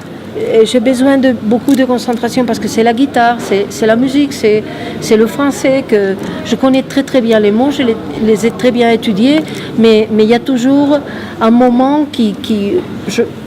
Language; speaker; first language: French; non-native, fluent; Spanish